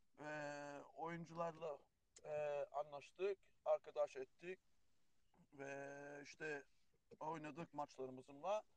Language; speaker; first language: Turkish; early bilingual, heritage; Turkish